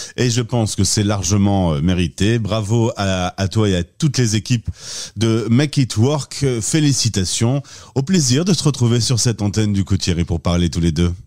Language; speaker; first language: French; native; French